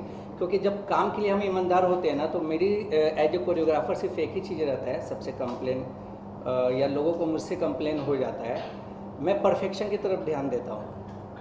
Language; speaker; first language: Hindi; native; Hindi